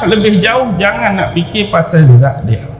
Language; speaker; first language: Malay; native; Malay